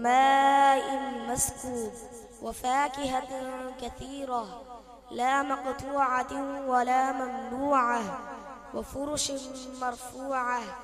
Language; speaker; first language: Arabic; non-native, learner; Urdu